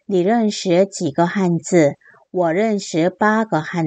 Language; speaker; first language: Chinese; non-native, fluent; Korean